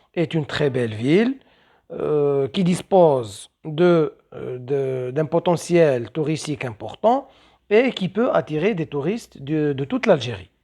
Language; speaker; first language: French; non-native, local second language; Arabic